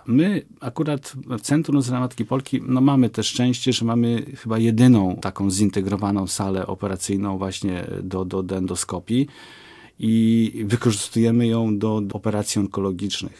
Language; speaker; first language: Polish; native; Polish